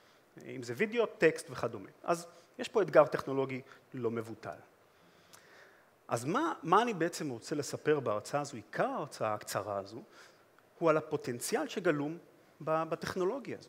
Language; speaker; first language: Hebrew; native; Hebrew